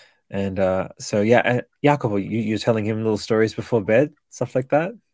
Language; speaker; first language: English; early bilingual, other home language; Italian